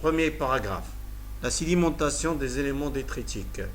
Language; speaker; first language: French; non-native, local second language; Arabic